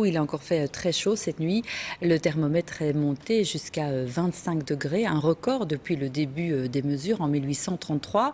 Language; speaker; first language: French; native; French